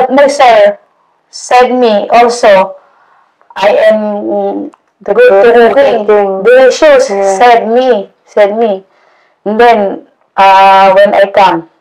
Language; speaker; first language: English; non-native, learner; Indonesian